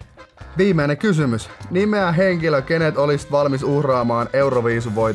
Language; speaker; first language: Finnish; native; Finnish